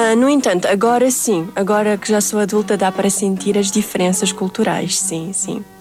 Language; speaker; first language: Portuguese; early bilingual, other home language; Uzbek